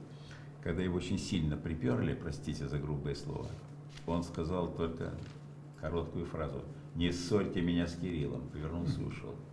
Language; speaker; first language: Russian; native; Russian